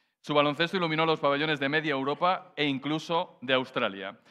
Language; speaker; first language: Spanish; native; Spanish